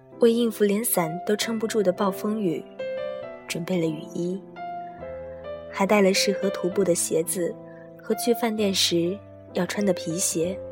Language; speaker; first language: Chinese; native; Chinese